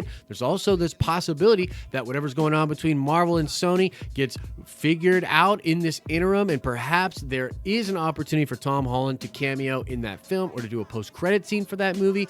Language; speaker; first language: English; native; English